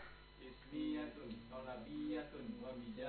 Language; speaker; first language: Arabic; non-native, learner; Indonesian